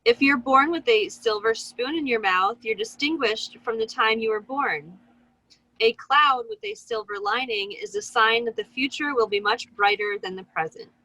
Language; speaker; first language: English; native; English